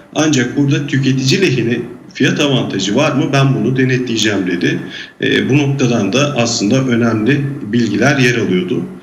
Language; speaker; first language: Turkish; native; Turkish